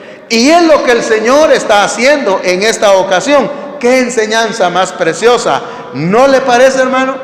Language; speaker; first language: Spanish; native; Spanish